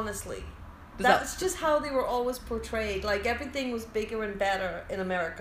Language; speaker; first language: English; native; English